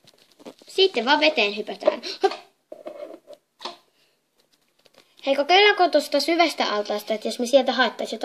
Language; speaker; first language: Finnish; native; Finnish